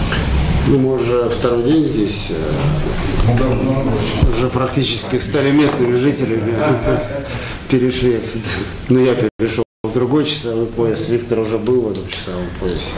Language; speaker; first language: Russian; native; Russian